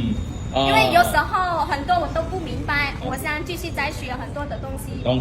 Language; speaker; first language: Chinese; non-native, fluent; Khmer